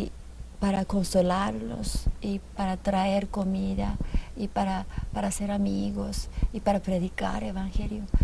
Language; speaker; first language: Spanish; non-native, fluent; Japanese